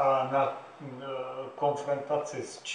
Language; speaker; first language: Czech; non-native, fluent; Arabic